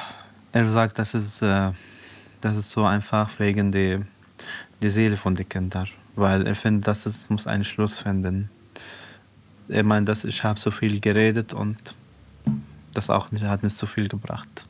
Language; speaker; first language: German; non-native, fluent; Arabic